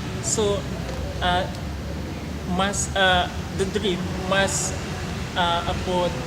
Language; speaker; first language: English; non-native, learner; Indonesian